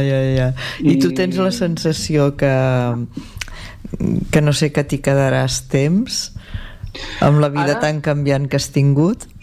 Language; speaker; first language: Catalan; native; Catalan